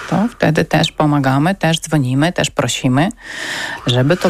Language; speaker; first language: Polish; non-native, learner; Ukrainian